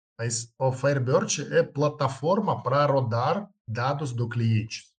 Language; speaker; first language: Portuguese; non-native, learner; Russian